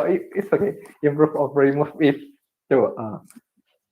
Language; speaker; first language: English; non-native, learner; Indonesian